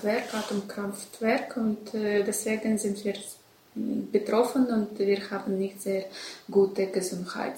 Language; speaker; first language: German; non-native, learner; Russian